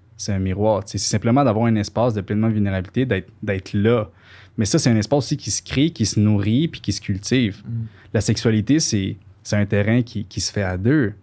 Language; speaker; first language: French; early bilingual, other home language; Spanish